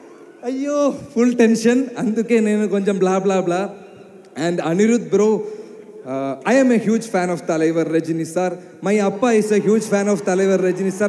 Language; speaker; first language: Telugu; non-native, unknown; Malayalam